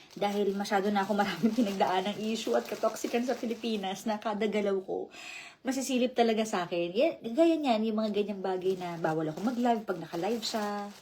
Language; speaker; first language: Filipino; native; Filipino